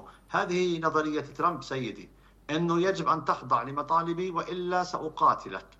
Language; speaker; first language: Arabic; native; Arabic